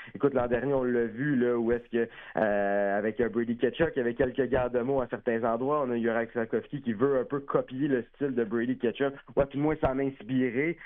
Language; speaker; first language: French; native; French